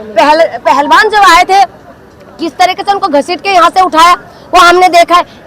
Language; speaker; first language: Hindi; non-native, local second language; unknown